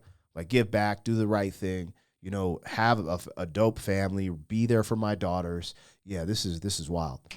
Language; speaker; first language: English; native; English